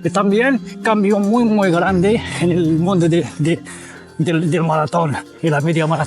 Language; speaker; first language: Spanish; non-native, fluent; Arabic